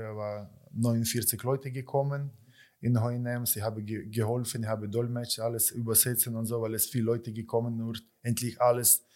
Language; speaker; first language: German; non-native, learner; Ukrainian